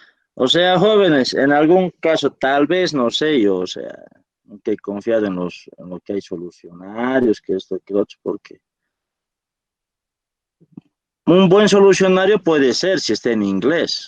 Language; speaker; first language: Spanish; native; Spanish